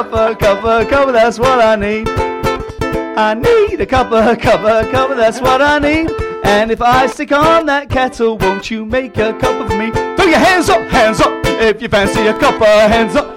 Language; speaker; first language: English; native; English